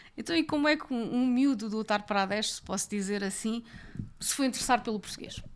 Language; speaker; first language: Portuguese; native; Portuguese